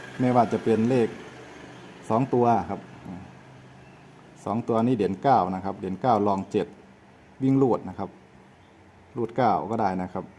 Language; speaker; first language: Thai; native; Thai